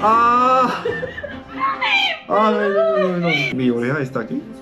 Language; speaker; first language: Spanish; non-native, learner; Korean